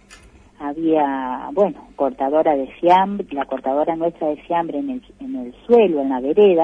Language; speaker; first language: Spanish; native; Spanish